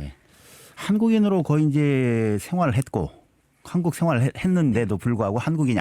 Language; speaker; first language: Korean; native; Korean